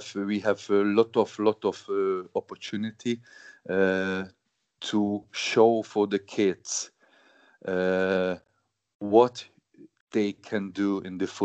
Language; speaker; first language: English; non-native, learner; Hungarian